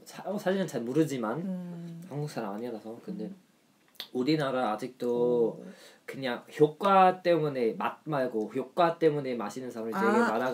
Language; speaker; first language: Korean; non-native, learner; German